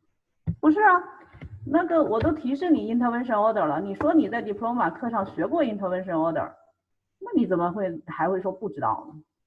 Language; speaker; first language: Chinese; native; Chinese